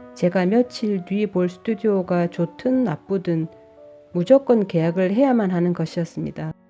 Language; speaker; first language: Korean; native; Korean